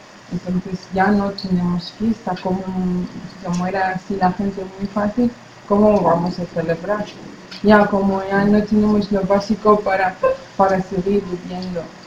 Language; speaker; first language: Spanish; non-native, learner; Arabic